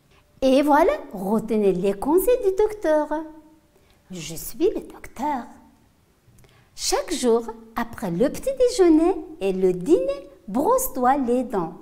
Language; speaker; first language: French; non-native, fluent; Uzbek